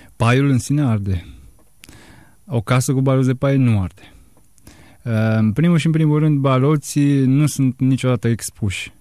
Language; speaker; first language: Romanian; native; Romanian